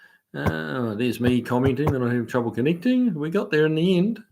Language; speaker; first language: English; native; English